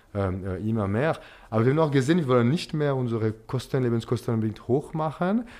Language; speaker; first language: German; non-native, local second language; French